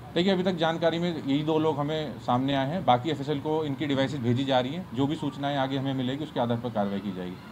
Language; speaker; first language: Hindi; native; Hindi